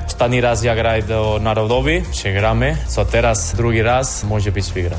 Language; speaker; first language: Polish; non-native, learner; Spanish